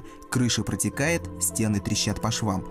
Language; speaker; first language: Russian; native; Russian